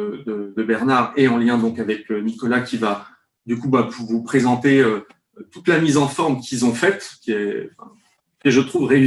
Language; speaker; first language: French; native; French